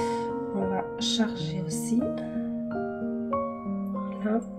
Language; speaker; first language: French; native; French